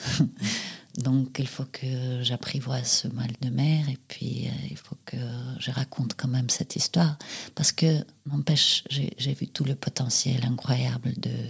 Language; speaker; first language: French; non-native, fluent; Russian